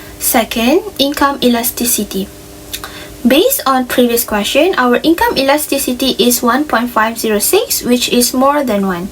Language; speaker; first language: English; non-native, local second language; Malay